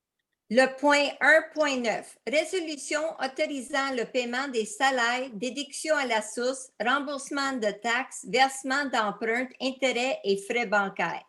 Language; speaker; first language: French; native; French